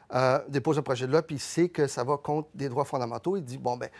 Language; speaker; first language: French; early bilingual, other home language; Spanish